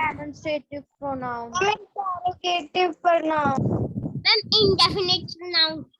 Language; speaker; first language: English; non-native, learner; Hindi